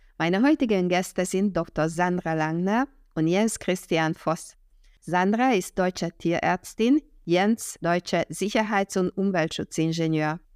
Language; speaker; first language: German; non-native, fluent; Hungarian